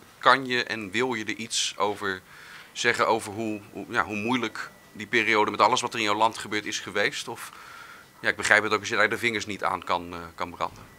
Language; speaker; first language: Dutch; native; Dutch